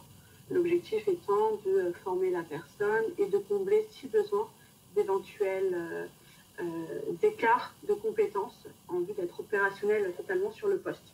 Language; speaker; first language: French; native; French